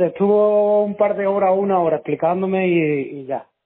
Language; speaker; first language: Spanish; native; Spanish